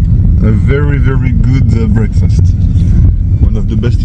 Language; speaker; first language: English; non-native, learner; French